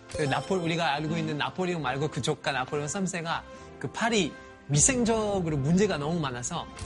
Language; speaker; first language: Korean; non-native, fluent; French